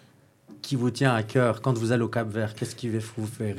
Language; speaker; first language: French; native; French